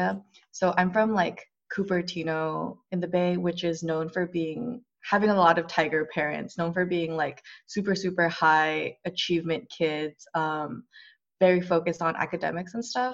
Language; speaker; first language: English; native; English